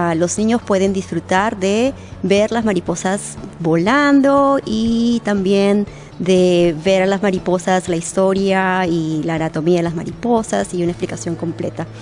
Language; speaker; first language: Spanish; native; Spanish